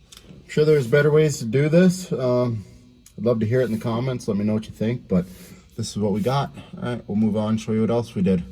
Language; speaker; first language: English; native; English